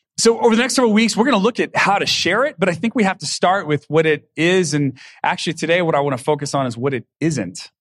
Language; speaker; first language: English; native; English